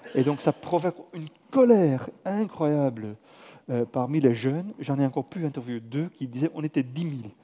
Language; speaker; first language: French; non-native, fluent; Dutch